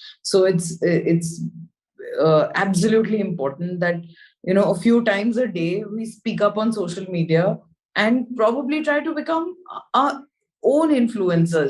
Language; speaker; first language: English; non-native, local second language; Hindi